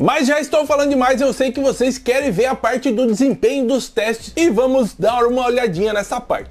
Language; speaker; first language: Portuguese; native; Portuguese